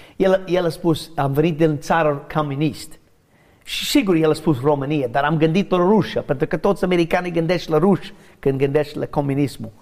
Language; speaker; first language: Romanian; non-native, learner; English